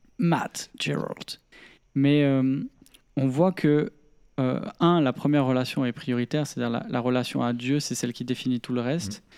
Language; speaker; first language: French; native; French